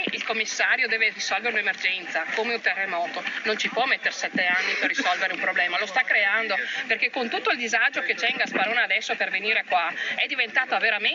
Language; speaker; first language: Italian; native; Italian